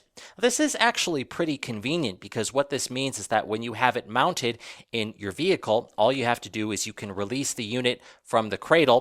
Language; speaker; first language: English; native; English